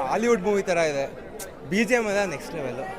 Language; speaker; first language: Kannada; native; Kannada